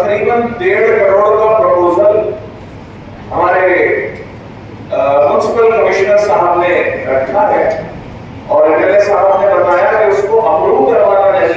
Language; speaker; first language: Urdu; native; Urdu